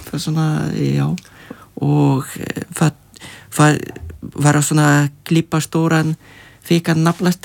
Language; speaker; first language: Icelandic; non-native, fluent; Lithuanian